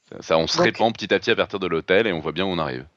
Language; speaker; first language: French; native; French